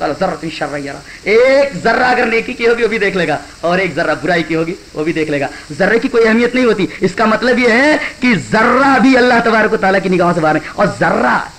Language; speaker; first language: Urdu; native; Urdu